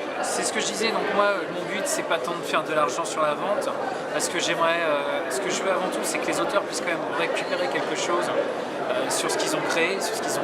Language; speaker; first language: French; native; French